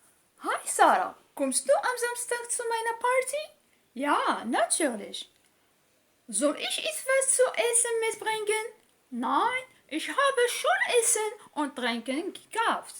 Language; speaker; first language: German; non-native, learner; Arabic